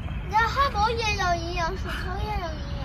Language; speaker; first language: Chinese; early bilingual, heritage; Chinese